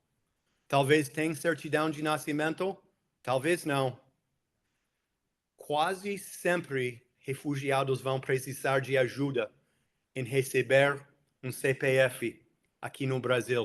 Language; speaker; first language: Portuguese; non-native, fluent; English